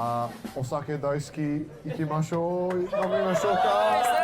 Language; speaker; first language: Japanese; non-native, learner; English